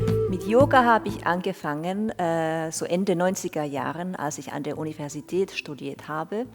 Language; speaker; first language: German; non-native, fluent; Finnish